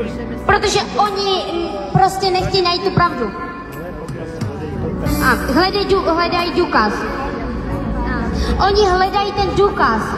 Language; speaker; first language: Czech; non-native, fluent; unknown